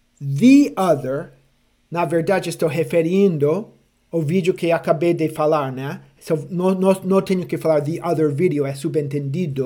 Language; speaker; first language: Portuguese; non-native, fluent; English